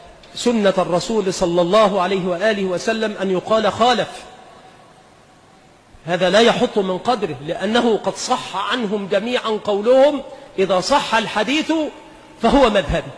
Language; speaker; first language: Arabic; native; Arabic